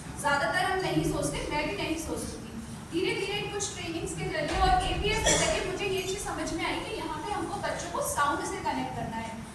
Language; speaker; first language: Hindi; native; Hindi